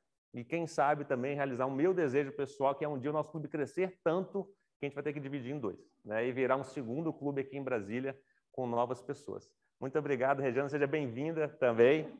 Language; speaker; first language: Portuguese; native; Portuguese